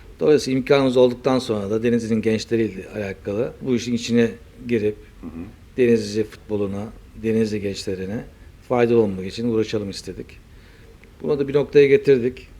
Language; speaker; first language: Turkish; native; Turkish